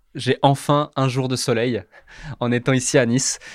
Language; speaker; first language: French; native; French